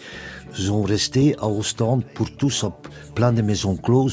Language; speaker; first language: French; non-native, local second language; Dutch